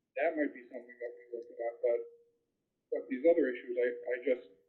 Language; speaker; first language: English; native; English